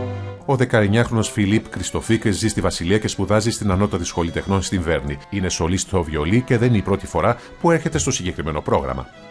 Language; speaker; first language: Greek; native; Greek